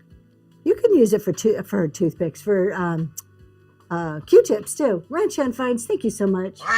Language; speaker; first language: English; native; English